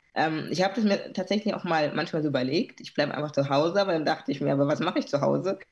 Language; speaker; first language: German; native; German